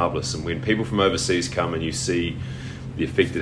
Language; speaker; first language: English; native; English